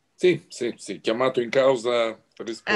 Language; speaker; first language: Italian; native; Italian